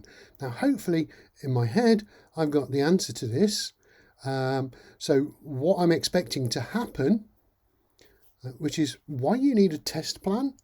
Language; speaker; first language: English; native; English